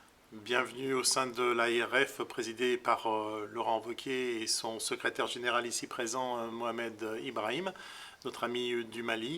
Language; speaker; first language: French; native; French